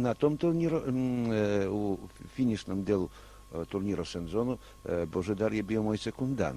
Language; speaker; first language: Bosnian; non-native, learner; Russian